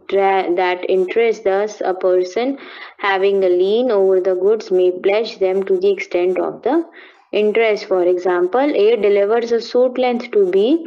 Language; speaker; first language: English; non-native, local second language; Hindi